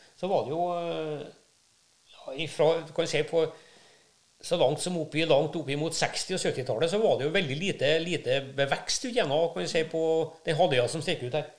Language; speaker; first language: Norwegian; native; Norwegian